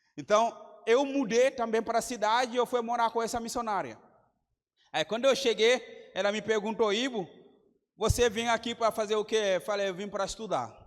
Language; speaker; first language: Portuguese; non-native, fluent; Mandingo